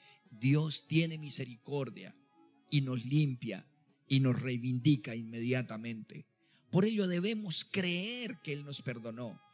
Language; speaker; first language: Spanish; native; Spanish